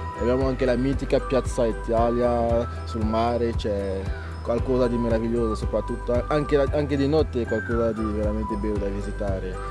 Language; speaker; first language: Italian; non-native, fluent; French